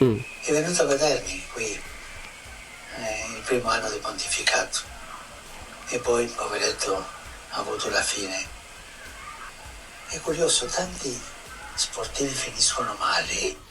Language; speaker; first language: Italian; non-native, fluent; Spanish